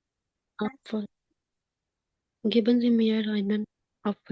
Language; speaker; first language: German; non-native, learner; Hindi